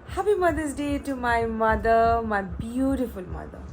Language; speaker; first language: English; non-native, local second language; Bangla